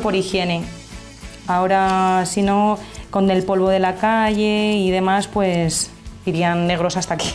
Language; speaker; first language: Spanish; native; Spanish